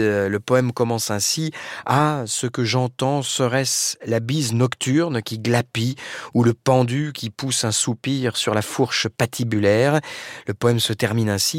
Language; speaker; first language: French; native; French